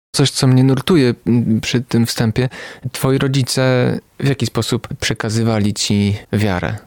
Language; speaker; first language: Polish; native; Polish